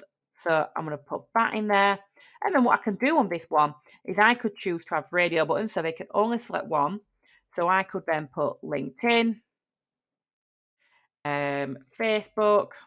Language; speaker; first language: English; native; English